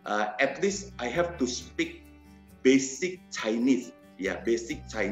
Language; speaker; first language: English; non-native, learner; Indonesian